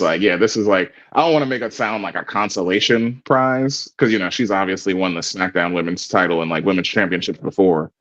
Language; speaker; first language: English; native; English